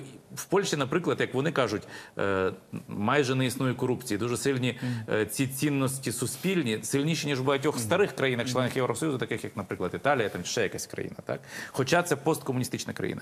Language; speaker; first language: Ukrainian; native; Ukrainian